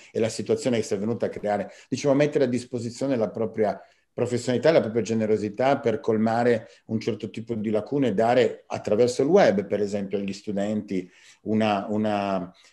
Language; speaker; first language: Italian; native; Italian